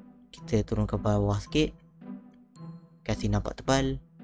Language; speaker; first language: Malay; native; Malay